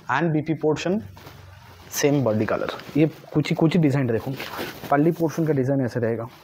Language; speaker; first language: Hindi; non-native, local second language; Bangla